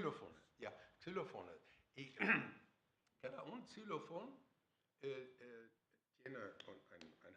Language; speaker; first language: Spanish; non-native, fluent; German